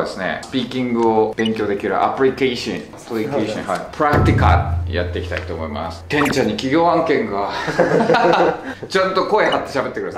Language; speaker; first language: Japanese; native; Japanese